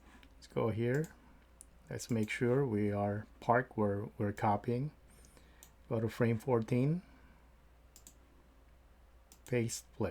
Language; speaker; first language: English; native; English